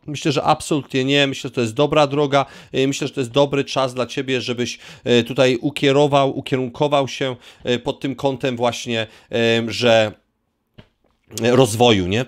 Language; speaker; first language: Polish; native; Polish